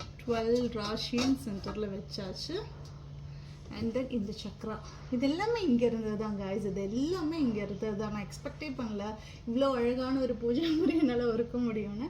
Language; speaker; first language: Tamil; non-native, local second language; Malayalam